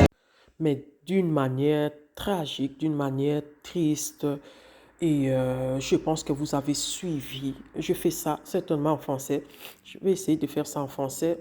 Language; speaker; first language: French; non-native, local second language; Lingala